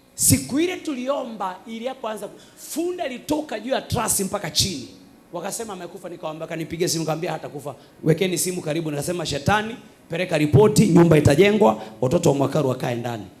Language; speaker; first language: Swahili; native; Swahili